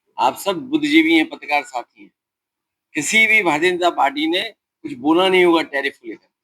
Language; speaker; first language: Hindi; native; Hindi